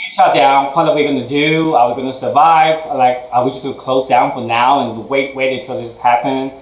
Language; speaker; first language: English; early bilingual, other home language; Chinese